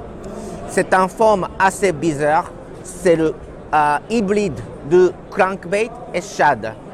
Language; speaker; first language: French; non-native, learner; Japanese